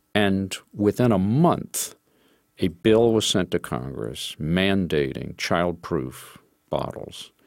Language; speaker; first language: English; native; English